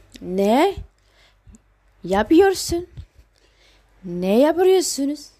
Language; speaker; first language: Turkish; non-native, learner; Indonesian